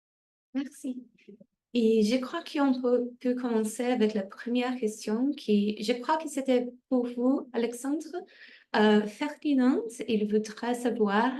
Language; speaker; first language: French; non-native, fluent; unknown